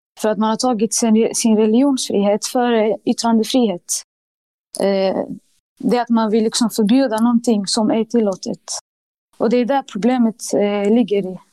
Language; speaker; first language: Swedish; early bilingual, other home language; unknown